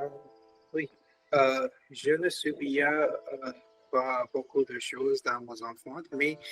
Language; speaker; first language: French; non-native, learner; Hindi